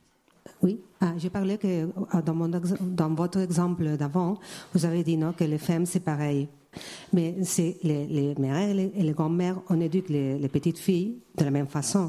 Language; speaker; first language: French; non-native, learner; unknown